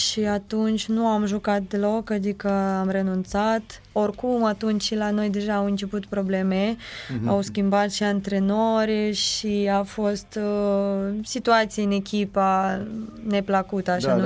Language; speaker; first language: Romanian; non-native, fluent; Ukrainian